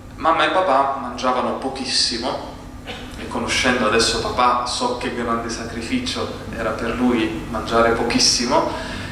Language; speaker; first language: Italian; non-native, fluent; Arabic